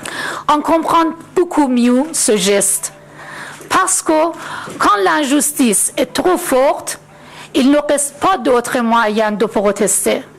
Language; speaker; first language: French; non-native, fluent; Persian